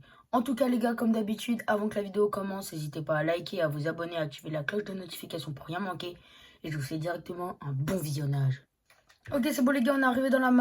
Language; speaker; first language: French; native; French